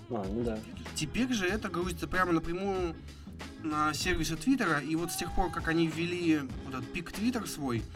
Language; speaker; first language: Russian; native; Russian